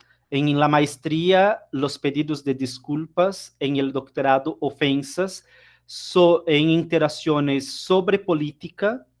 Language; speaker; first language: Spanish; non-native, fluent; Portuguese